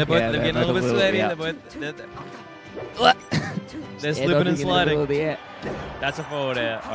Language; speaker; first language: English; native; English